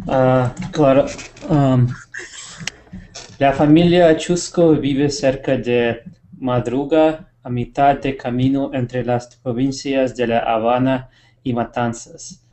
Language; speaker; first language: Spanish; non-native, learner; English